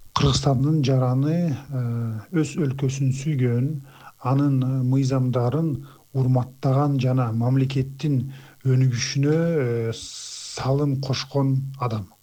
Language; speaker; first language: Kyrgyz; non-native, local second language; Azerbaijani